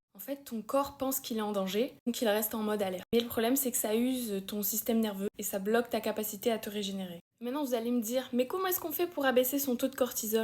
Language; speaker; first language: French; native; French